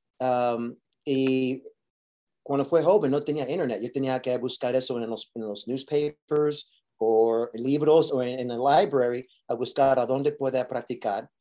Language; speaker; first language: Spanish; early bilingual, heritage; Spanish